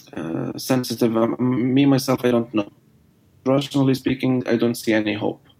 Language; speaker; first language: English; non-native, fluent; Arabic